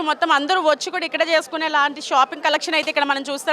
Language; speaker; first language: Telugu; native; Telugu